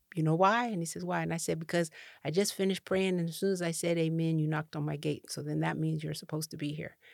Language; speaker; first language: English; native; English